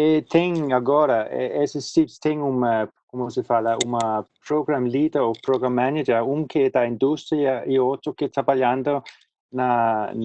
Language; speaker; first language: Portuguese; non-native, fluent; Swedish